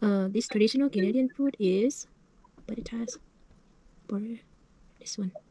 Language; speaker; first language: English; non-native, learner; Vietnamese